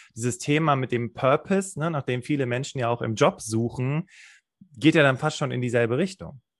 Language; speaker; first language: German; native; German